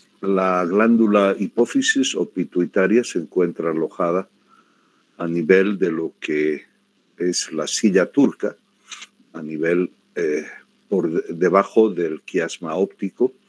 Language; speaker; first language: Spanish; native; Spanish